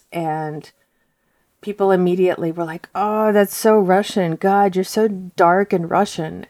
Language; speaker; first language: English; early bilingual, heritage; Russian